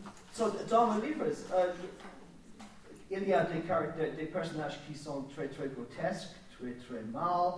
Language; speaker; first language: French; non-native, learner; English